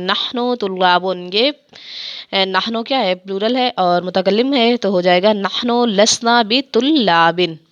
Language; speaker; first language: Urdu; native; Urdu